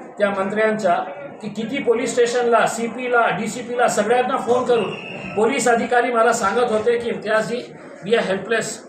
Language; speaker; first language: Marathi; non-native, local second language; Urdu